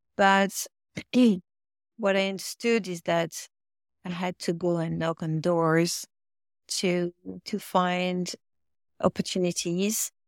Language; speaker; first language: English; non-native, fluent; French